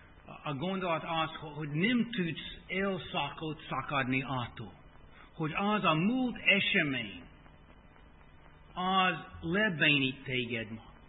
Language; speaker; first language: Hungarian; non-native, fluent; English